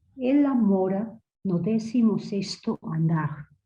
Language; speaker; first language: Portuguese; non-native, learner; Spanish